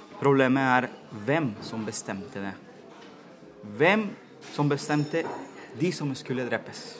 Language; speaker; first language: Norwegian; non-native, fluent; Spanish